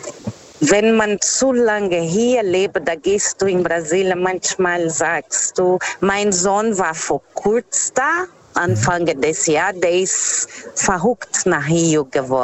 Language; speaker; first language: German; non-native, fluent; Portuguese